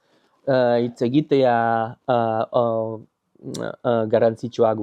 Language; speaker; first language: Basque; non-native, learner; English